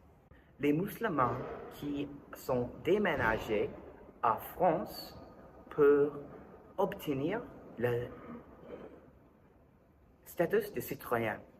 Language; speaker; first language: French; non-native, learner; English